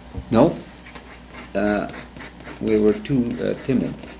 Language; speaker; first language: English; early bilingual, other home language; Ukrainian